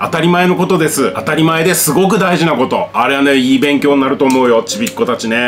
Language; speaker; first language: Japanese; native; Japanese